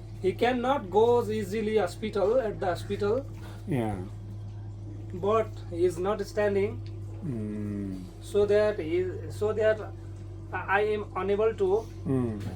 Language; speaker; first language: English; non-native, learner; Nepali